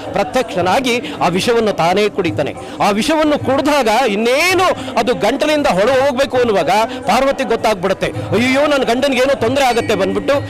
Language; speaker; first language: Kannada; native; Kannada